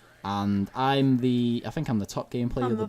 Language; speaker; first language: English; native; English